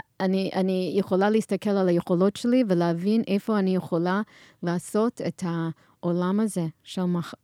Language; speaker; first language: Hebrew; non-native, fluent; English